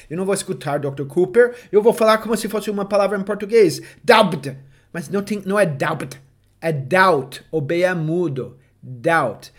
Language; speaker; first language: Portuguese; non-native, fluent; English